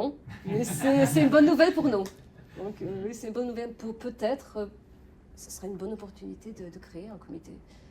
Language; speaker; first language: French; non-native, fluent; Polish